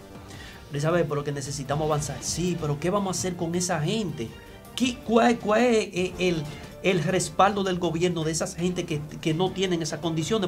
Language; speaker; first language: Spanish; native; Spanish